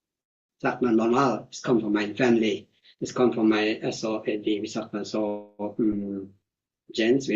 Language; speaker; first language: German; non-native, fluent; Tibetan